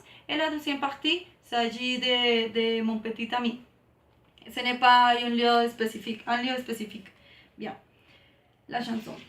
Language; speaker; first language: French; non-native, learner; Spanish